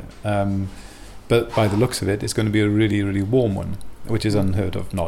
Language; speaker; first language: English; native; English